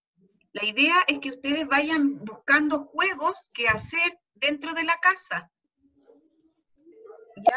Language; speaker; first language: Spanish; native; Spanish